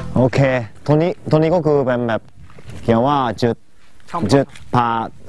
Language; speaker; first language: Thai; non-native, fluent; Japanese